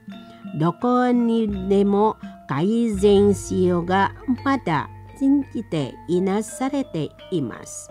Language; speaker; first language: Japanese; non-native, learner; Indonesian